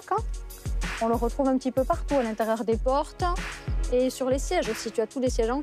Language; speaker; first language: French; native; French